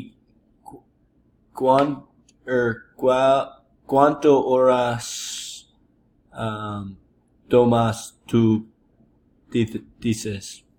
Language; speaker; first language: Spanish; non-native, learner; English